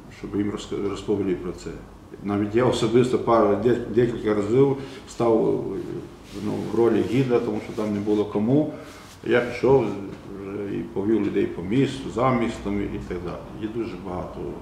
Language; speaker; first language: Ukrainian; non-native, local second language; Romanian